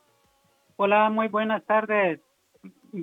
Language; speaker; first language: Spanish; non-native, learner; Persian